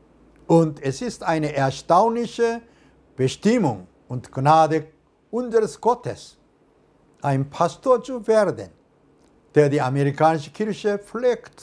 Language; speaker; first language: German; non-native, fluent; Korean